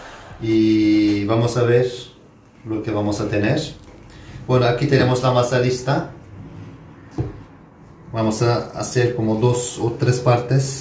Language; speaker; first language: Spanish; non-native, fluent; Turkish